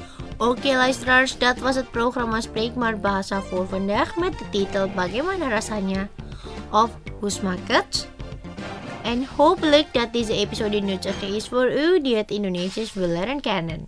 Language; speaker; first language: Dutch; non-native, learner; Indonesian